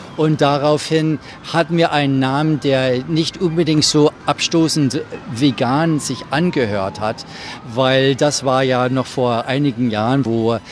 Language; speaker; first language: German; non-native, fluent; English